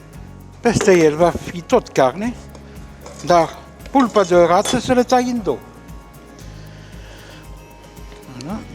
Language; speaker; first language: Romanian; non-native, fluent; French